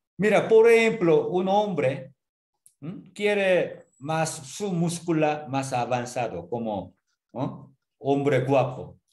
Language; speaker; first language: Spanish; non-native, learner; Korean